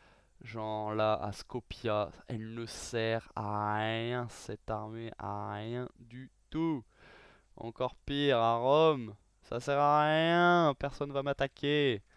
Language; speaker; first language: French; native; French